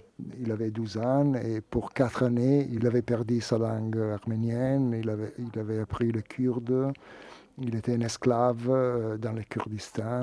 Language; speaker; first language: French; non-native, fluent; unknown